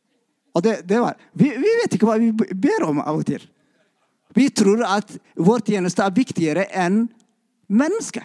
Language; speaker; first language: Norwegian; non-native, fluent; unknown